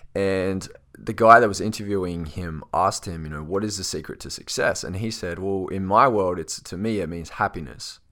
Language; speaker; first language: English; native; English